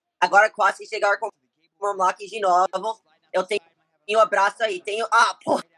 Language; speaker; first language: Portuguese; non-native, learner; English